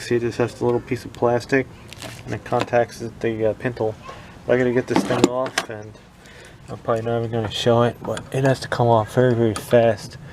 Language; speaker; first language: English; native; English